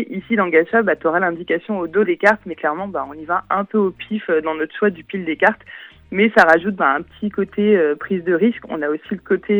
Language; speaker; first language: French; native; French